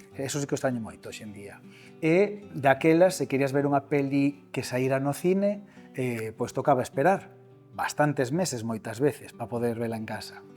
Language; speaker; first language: Galician; native; Galician